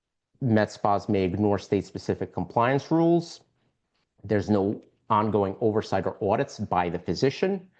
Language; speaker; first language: English; native; English